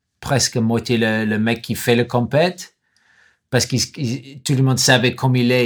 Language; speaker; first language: French; non-native, learner; English